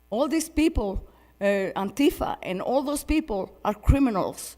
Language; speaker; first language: English; non-native, fluent; Spanish